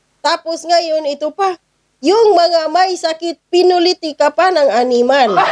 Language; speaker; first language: Filipino; non-native, local second language; Cebuano